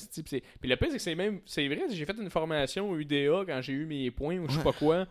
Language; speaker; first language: French; native; French